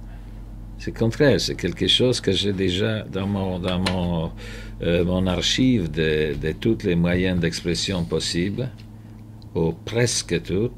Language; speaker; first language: French; non-native, fluent; Polish